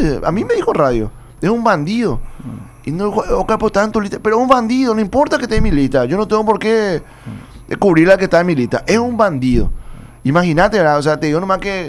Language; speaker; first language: Spanish; native; Spanish